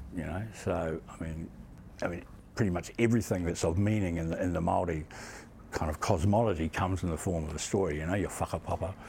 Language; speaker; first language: English; native; English